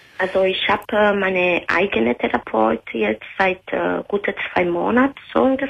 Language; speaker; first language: German; non-native, learner; Italian